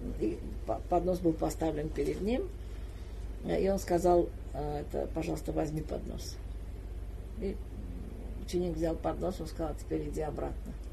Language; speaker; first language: Russian; non-native, local second language; Armenian